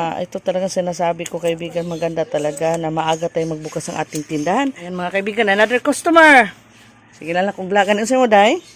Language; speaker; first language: Filipino; non-native, local second language; Cebuano